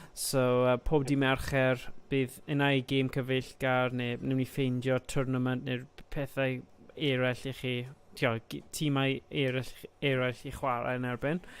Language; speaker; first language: Welsh; non-native, local second language; English